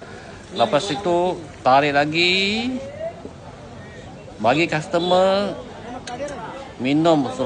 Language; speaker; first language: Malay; non-native, local second language; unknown